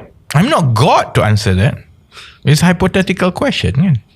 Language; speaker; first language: English; non-native, local second language; Malay